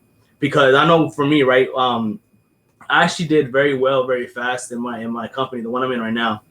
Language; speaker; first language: English; native; English